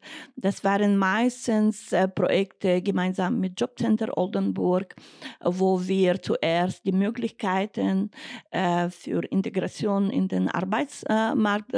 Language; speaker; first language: German; non-native, fluent; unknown